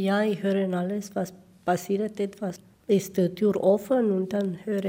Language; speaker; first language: German; non-native, learner; Romanian